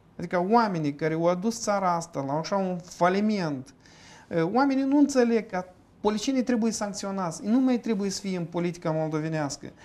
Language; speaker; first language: Romanian; native; Romanian